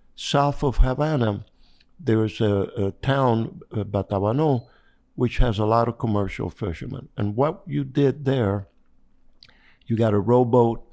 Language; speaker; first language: English; non-native, fluent; Spanish